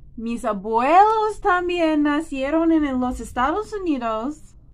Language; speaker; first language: Spanish; non-native, fluent; English